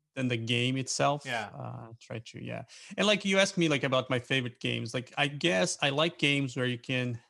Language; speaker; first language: English; non-native, fluent; Portuguese